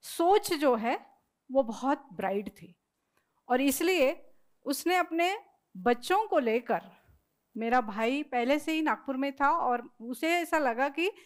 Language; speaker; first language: Hindi; non-native, local second language; Marathi